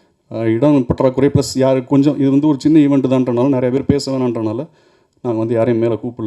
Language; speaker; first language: Tamil; native; Tamil